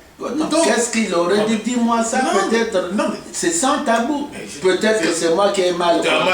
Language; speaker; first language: French; non-native, local second language; Lingala